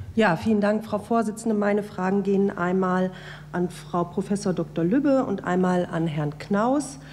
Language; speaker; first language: German; native; German